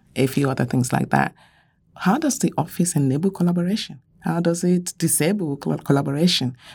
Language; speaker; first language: English; non-native, local second language; Yoruba